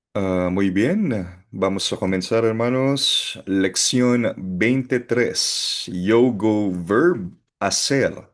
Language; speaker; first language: Spanish; non-native, fluent; Filipino